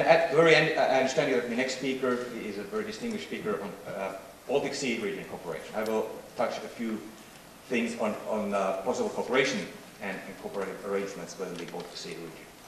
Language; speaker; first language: English; non-native, fluent; Swedish